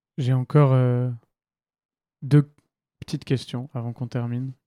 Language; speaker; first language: French; native; French